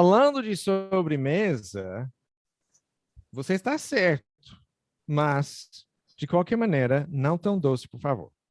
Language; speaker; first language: Portuguese; non-native, fluent; English